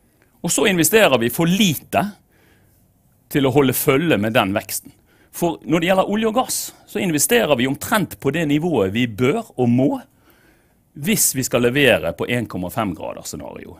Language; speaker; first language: Norwegian; native; Norwegian